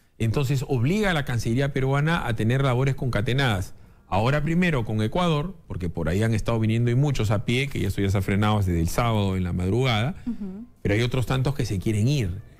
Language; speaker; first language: Spanish; native; Spanish